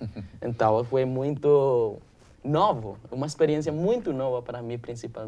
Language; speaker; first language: Portuguese; non-native, learner; Spanish